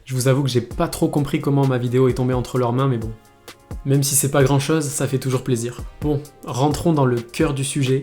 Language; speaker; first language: French; native; French